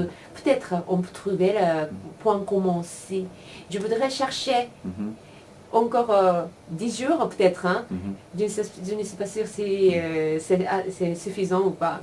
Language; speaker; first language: French; non-native, learner; Japanese